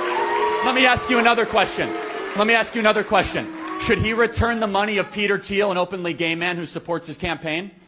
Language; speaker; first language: English; native; English